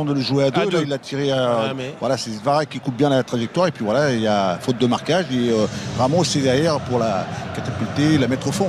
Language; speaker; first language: French; native; French